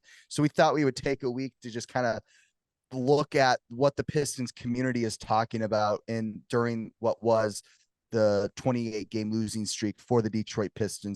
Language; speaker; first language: English; native; English